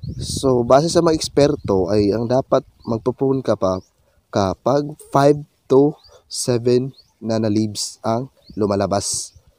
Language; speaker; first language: Filipino; non-native, local second language; Cebuano